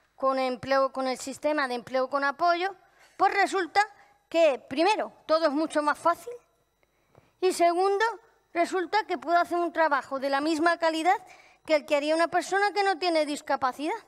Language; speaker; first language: Spanish; native; Spanish